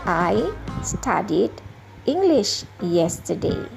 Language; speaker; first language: English; non-native, learner; Indonesian